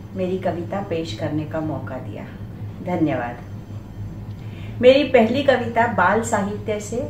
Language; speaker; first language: Hindi; non-native, local second language; Marathi